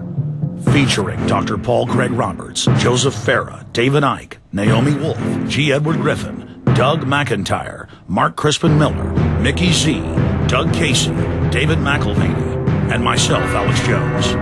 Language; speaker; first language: English; native; English